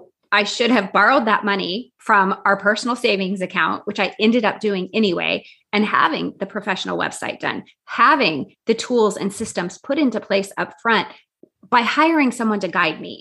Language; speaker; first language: English; native; English